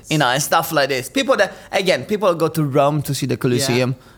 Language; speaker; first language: English; non-native, fluent; Italian